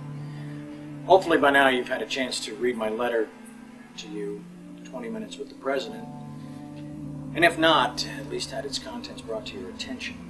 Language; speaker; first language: English; native; English